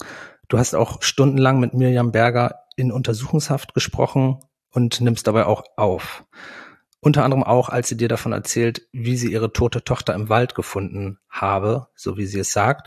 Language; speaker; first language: German; native; German